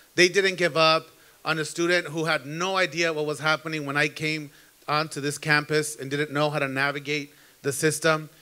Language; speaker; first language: English; early bilingual, other home language; Spanish